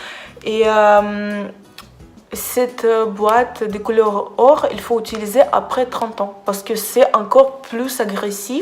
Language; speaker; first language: French; non-native, fluent; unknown